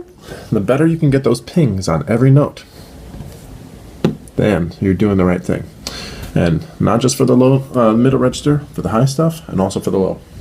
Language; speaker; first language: English; native; English